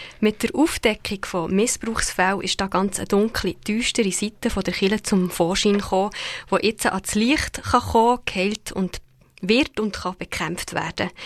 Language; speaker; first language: German; native; German